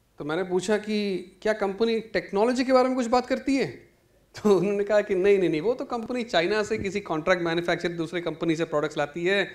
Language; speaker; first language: Hindi; non-native, local second language; Malayalam